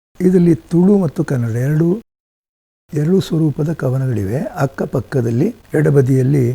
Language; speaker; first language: Kannada; non-native, local second language; Tulu